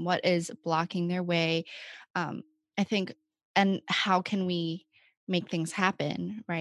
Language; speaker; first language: English; non-native, local second language; Cantonese